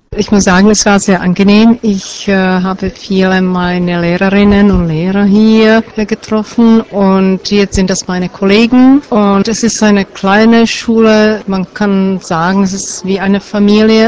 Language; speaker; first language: German; non-native, fluent; Czech